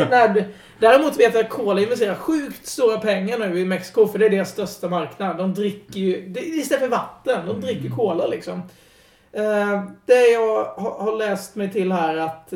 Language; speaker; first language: Swedish; native; Swedish